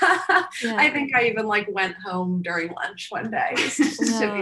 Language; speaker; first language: English; native; English